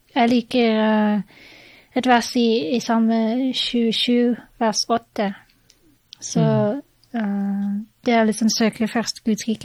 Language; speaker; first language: Norwegian; non-native, fluent; English